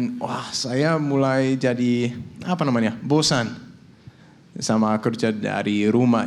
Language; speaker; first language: Indonesian; non-native, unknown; Danish